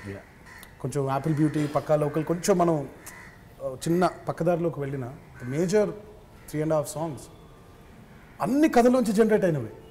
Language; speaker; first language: Telugu; native; Telugu